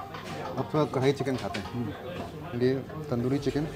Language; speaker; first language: Hindi; native; Hindi